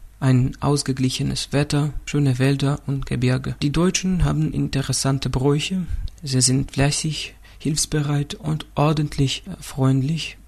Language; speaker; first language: German; non-native, fluent; Russian